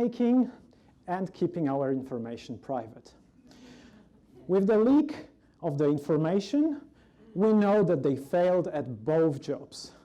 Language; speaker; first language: English; non-native, fluent; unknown